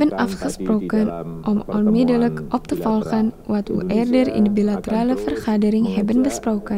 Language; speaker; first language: Dutch; non-native, fluent; Indonesian